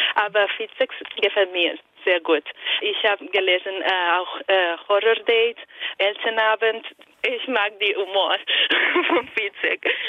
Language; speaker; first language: German; non-native, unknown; Italian